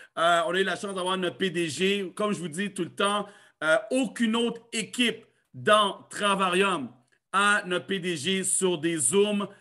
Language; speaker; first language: French; native; French